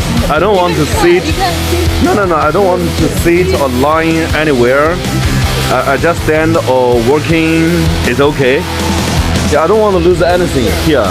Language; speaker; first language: English; non-native, learner; Chinese